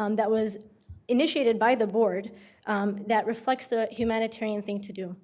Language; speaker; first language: English; native; English